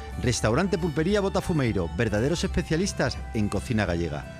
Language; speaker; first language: Spanish; native; Spanish